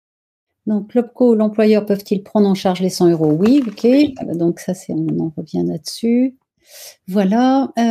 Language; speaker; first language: French; native; French